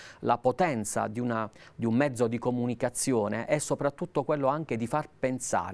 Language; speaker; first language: Italian; native; Italian